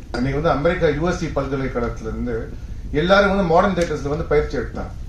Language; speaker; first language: Tamil; native; Tamil